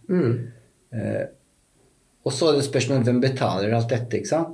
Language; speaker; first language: Norwegian; non-native, fluent; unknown